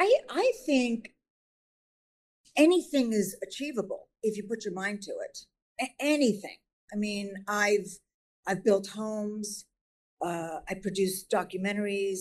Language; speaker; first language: English; native; English